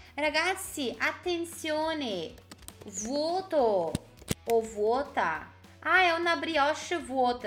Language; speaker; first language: Italian; non-native, fluent; Portuguese